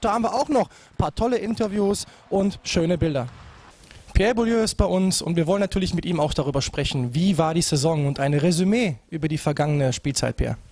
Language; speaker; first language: German; native; German